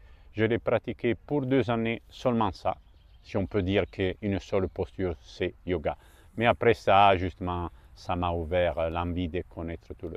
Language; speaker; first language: French; non-native, fluent; Italian